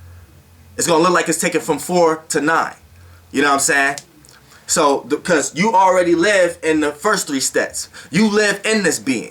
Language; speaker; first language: English; native; English